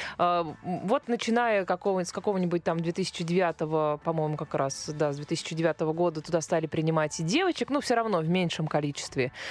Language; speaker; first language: Russian; native; Russian